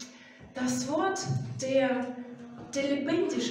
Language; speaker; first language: German; non-native, fluent; Russian